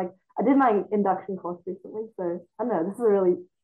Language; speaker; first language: English; non-native, fluent; Chinese